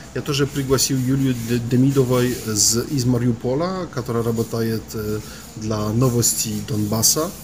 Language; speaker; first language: Russian; non-native, learner; Polish